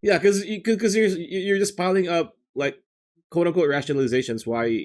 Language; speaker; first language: English; native; English